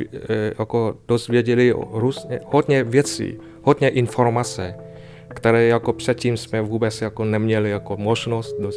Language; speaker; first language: Czech; non-native, fluent; Vietnamese